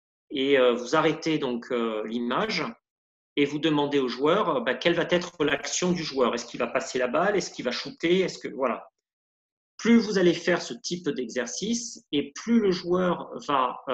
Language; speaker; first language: French; native; French